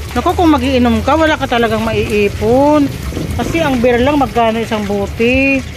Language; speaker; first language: Filipino; non-native, local second language; Waray